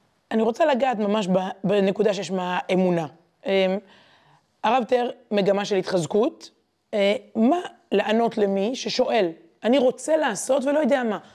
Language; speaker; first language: Hebrew; native; Hebrew